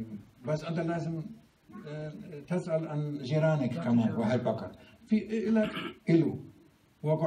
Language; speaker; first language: Arabic; non-native, learner; German